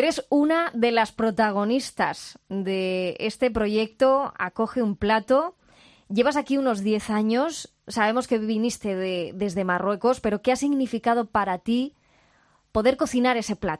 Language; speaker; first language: Spanish; native; Spanish